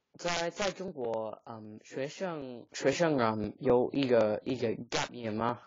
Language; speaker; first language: Chinese; non-native, learner; English